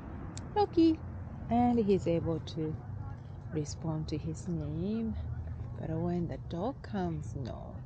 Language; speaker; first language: English; non-native, fluent; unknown